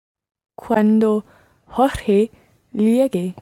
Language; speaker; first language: Spanish; non-native, learner; English